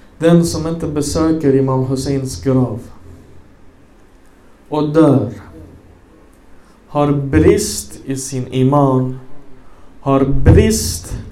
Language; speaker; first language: Swedish; early bilingual, other home language; Arabic